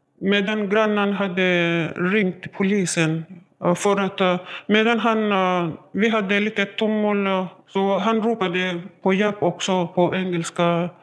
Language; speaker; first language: Swedish; non-native, learner; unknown